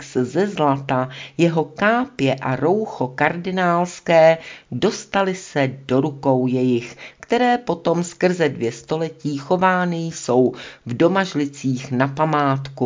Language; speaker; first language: Czech; native; Czech